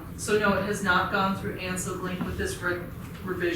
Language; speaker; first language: English; native; English